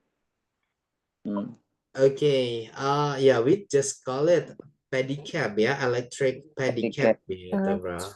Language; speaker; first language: English; non-native, fluent; Indonesian